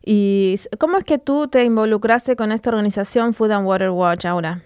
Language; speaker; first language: Spanish; native; Spanish